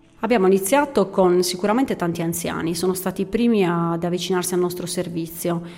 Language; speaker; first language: Italian; native; Italian